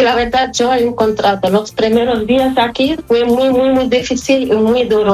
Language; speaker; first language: Spanish; non-native, learner; Arabic